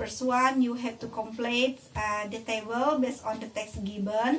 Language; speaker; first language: English; non-native, learner; Indonesian